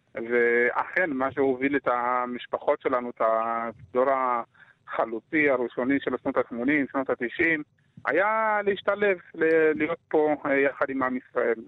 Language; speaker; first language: Hebrew; early bilingual, other home language; Amharic